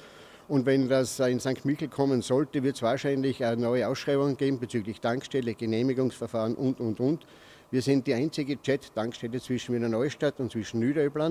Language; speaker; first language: German; native; German